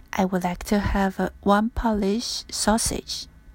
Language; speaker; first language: English; non-native, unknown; Min Nan Chinese